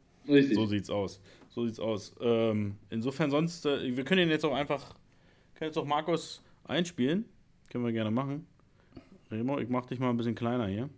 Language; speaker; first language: German; native; German